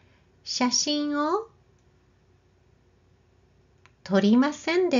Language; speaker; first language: Japanese; non-native, learner; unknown